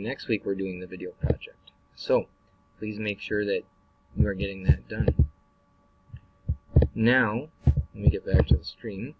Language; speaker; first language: English; native; English